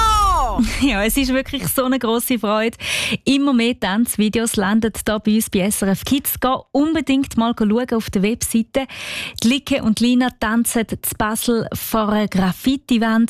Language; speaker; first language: German; native; German